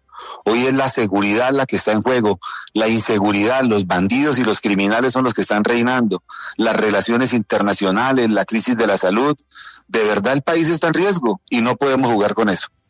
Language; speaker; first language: Spanish; native; Spanish